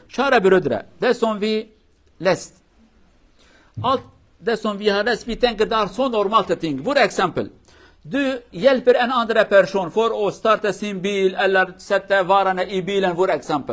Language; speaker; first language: Swedish; non-native, learner; Kurdish